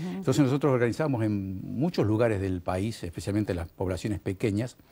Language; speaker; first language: Spanish; native; Spanish